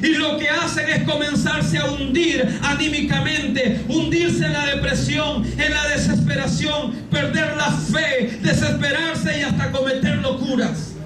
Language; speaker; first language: Spanish; native; Spanish